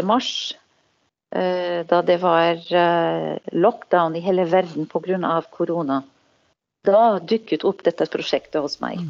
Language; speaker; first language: Norwegian; non-native, fluent; Arabic